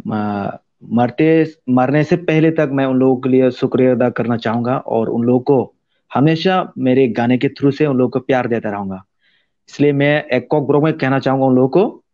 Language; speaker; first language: Hindi; non-native, local second language; Kok Borok